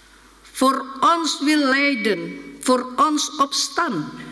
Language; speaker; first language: Dutch; non-native, fluent; Indonesian